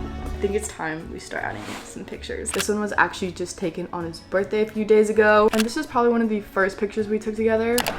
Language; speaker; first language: English; native; English